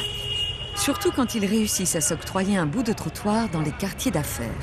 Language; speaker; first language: French; native; French